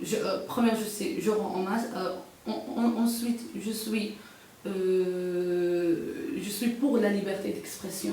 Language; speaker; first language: French; non-native, local second language; Arabic